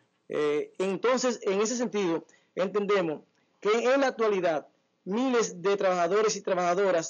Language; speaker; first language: Spanish; native; Spanish